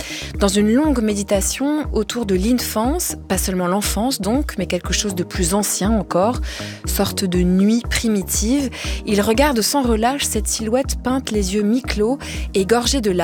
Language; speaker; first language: French; native; French